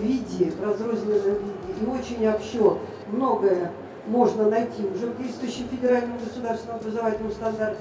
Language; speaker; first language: Russian; native; Russian